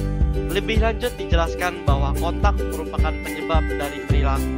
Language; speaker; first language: Indonesian; native; Indonesian